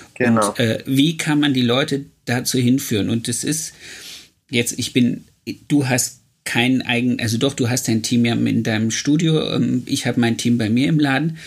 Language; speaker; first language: German; native; German